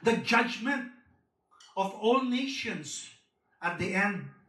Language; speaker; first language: English; non-native, local second language; Filipino